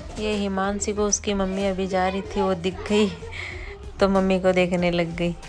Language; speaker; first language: Hindi; non-native, local second language; Marwari